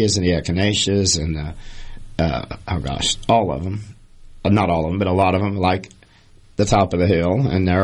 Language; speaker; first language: English; native; English